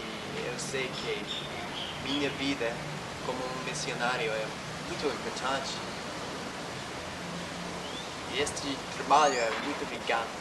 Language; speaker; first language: Portuguese; non-native, learner; English